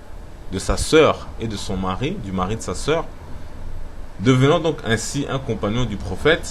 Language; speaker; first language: French; non-native, local second language; Lingala